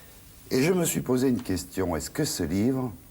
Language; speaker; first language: French; native; French